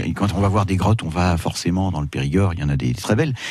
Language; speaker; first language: French; native; French